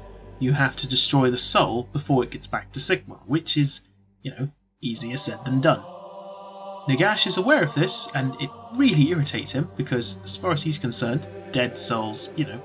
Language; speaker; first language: English; native; English